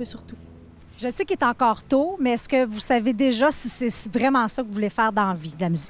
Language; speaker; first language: French; native; French